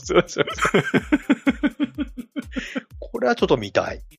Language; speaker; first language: Japanese; native; Japanese